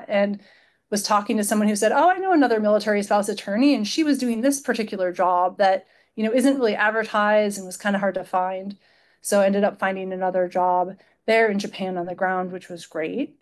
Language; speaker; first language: English; native; English